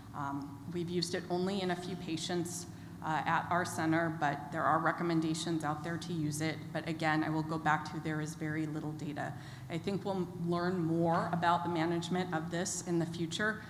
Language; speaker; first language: English; native; English